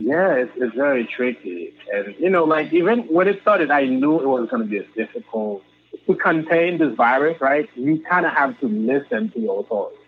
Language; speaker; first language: English; non-native, fluent; Haitian Creole